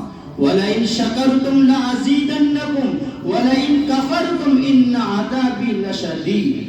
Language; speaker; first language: Arabic; non-native, learner; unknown